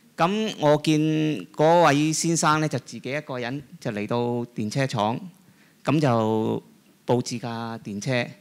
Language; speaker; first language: Cantonese; native; Cantonese